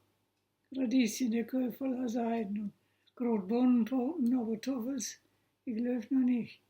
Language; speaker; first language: German; non-native, local second language; Low German